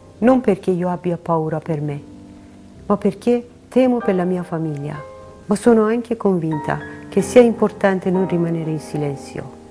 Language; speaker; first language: Italian; non-native, fluent; Persian